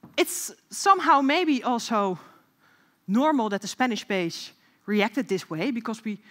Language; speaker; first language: English; non-native, fluent; Dutch